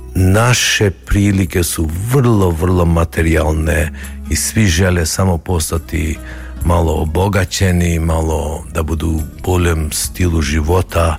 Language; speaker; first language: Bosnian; early bilingual, heritage; Croatian